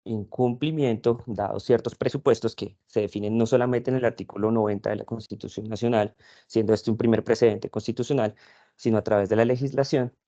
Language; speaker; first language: Spanish; native; Spanish